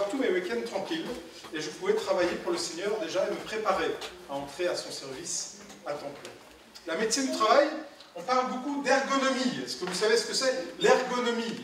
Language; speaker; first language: French; native; French